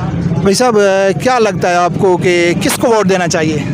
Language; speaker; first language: Urdu; native; Urdu